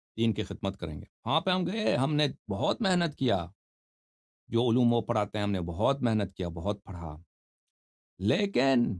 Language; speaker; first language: Urdu; native; Urdu